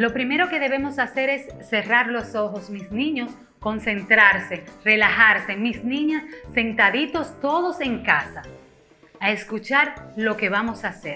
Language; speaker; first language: Spanish; native; Spanish